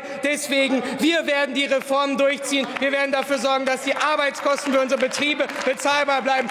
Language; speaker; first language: German; native; German